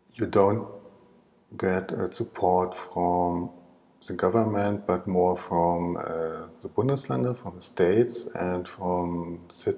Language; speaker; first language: English; non-native, learner; German